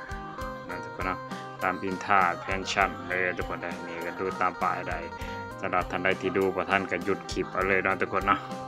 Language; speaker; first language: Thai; non-native, local second language; Lao